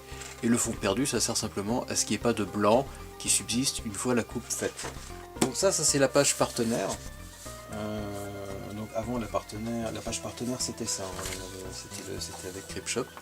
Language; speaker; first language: French; native; French